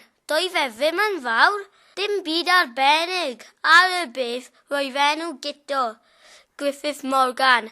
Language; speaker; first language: Welsh; non-native, local second language; English